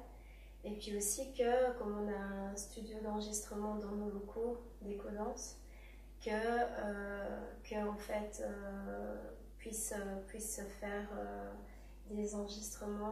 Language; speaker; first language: French; native; French